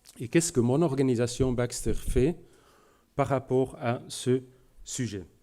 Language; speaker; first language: French; non-native, local second language; Dutch